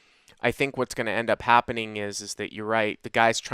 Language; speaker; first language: English; native; English